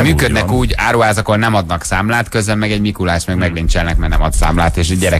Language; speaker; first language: Hungarian; native; Hungarian